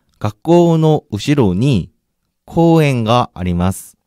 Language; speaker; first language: Japanese; non-native, learner; Korean